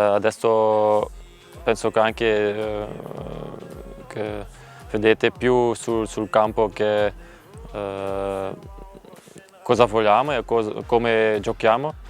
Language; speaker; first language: Italian; non-native, learner; Dutch